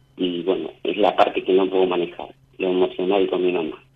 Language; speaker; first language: Spanish; native; Spanish